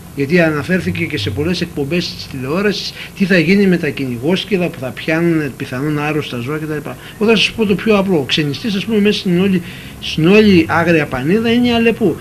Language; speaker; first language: Greek; native; Greek